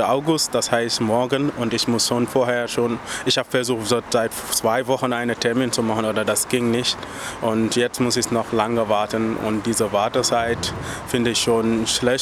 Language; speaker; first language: German; non-native, fluent; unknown